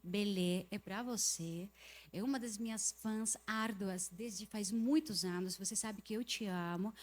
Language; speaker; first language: Portuguese; non-native, fluent; Russian